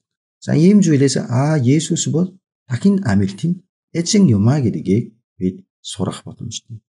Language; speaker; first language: Mongolian; non-native, fluent; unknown